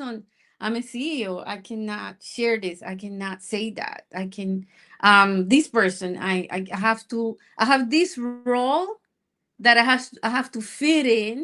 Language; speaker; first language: English; non-native, fluent; Spanish